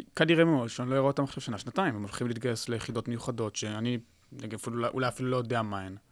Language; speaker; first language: Hebrew; native; Hebrew